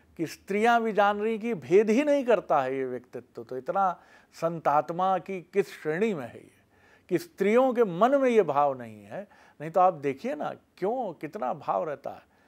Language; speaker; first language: Hindi; native; Hindi